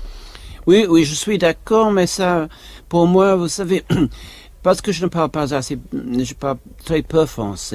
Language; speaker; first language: French; non-native, fluent; English